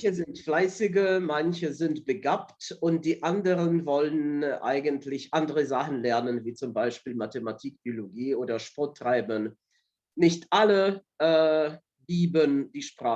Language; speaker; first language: German; non-native, fluent; Polish